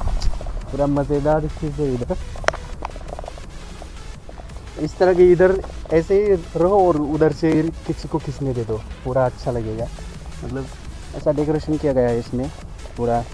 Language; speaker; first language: Hindi; non-native, local second language; Bodo